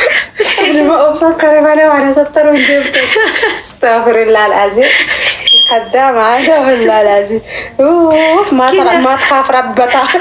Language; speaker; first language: Arabic; native; Arabic